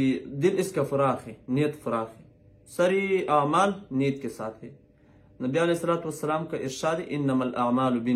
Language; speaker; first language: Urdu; non-native, local second language; Pashto